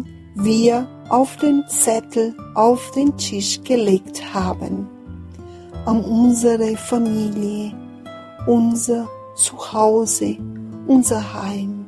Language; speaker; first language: German; non-native, fluent; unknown